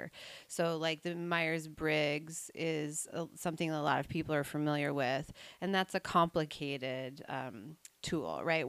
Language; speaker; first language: English; native; English